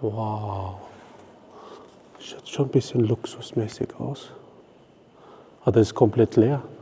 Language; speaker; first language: German; non-native, fluent; Mongolian